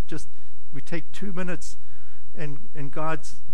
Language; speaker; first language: English; native; English